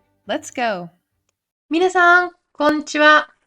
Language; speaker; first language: Japanese; non-native, fluent; English